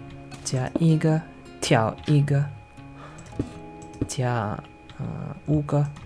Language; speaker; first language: Chinese; non-native, learner; English